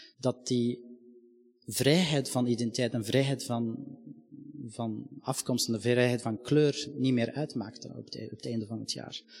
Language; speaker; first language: Dutch; non-native, fluent; Arabic